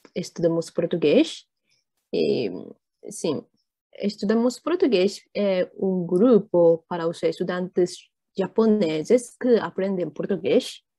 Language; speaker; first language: Portuguese; non-native, learner; Japanese